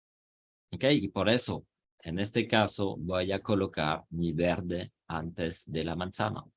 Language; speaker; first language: Spanish; non-native, fluent; French